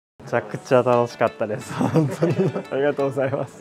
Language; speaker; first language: Japanese; native; Japanese